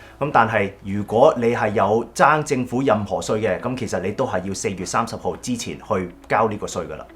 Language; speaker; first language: Cantonese; early bilingual, heritage; Cantonese